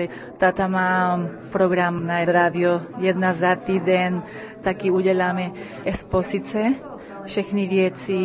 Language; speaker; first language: Czech; early bilingual, heritage; Spanish